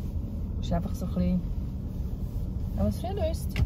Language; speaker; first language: German; native; German